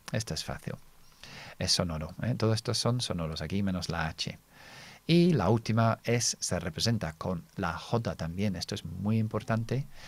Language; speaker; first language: Spanish; non-native, fluent; English